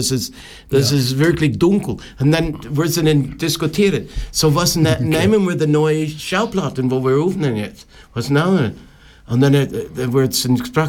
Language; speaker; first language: German; non-native, learner; English